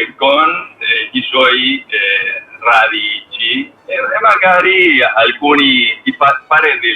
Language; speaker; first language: Italian; non-native, learner; Spanish